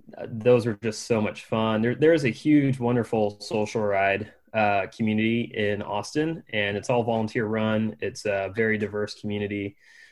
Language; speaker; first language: English; native; English